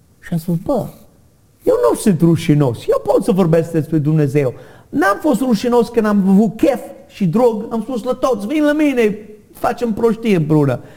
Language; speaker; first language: Romanian; non-native, learner; English